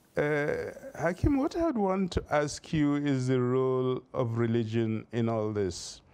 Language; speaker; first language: English; non-native, local second language; Hausa